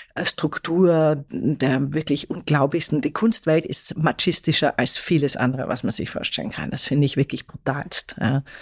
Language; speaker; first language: German; native; German